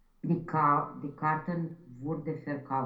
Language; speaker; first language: German; non-native, learner; Romanian